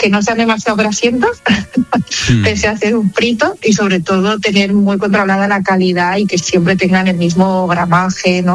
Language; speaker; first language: Spanish; native; Spanish